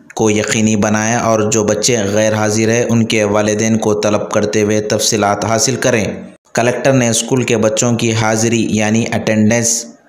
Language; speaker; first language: Urdu; native; Urdu